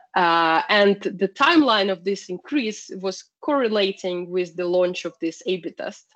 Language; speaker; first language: English; non-native, fluent; Russian